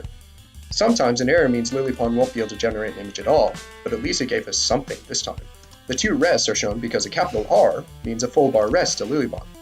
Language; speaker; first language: English; native; English